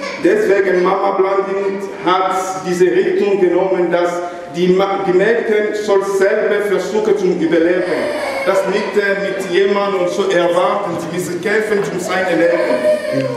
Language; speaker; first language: German; non-native, learner; Lingala